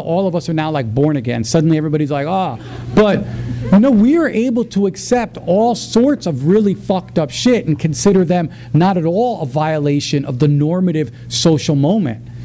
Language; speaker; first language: English; early bilingual, other home language; Spanish